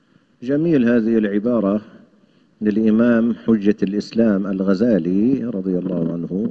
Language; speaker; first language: Arabic; native; Arabic